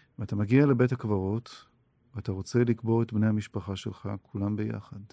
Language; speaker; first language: Hebrew; native; Hebrew